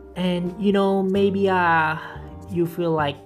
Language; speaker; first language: English; non-native, fluent; Indonesian